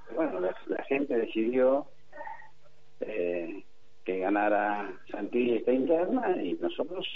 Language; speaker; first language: Spanish; native; Spanish